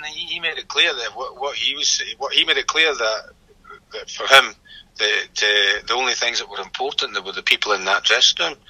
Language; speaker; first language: English; native; English